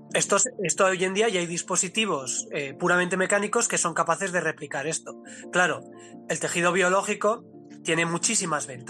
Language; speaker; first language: Spanish; native; Spanish